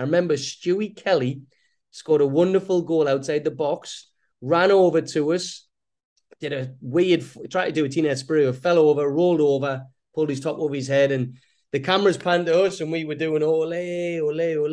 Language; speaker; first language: English; native; English